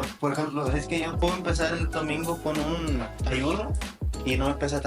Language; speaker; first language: Spanish; native; Spanish